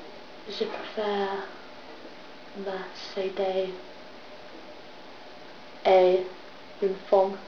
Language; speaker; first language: French; non-native, learner; English